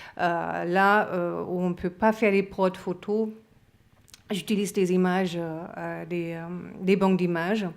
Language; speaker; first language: French; non-native, fluent; German